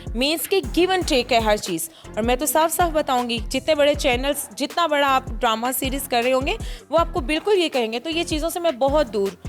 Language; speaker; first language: Urdu; non-native, local second language; Punjabi